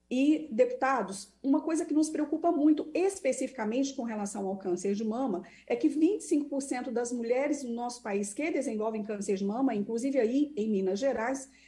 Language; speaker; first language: Portuguese; native; Portuguese